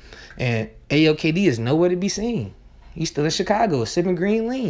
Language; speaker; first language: English; native; English